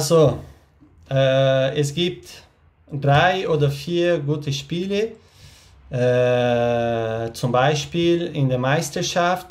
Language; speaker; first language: German; non-native, learner; Portuguese